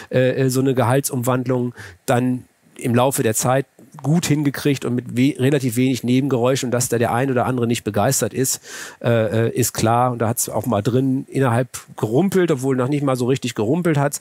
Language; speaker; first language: German; native; German